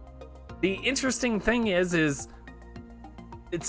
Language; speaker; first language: English; native; English